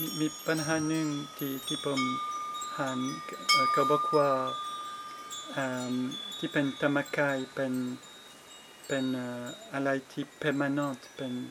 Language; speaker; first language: Thai; non-native, fluent; French